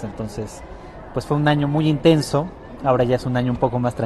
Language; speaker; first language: Spanish; native; Spanish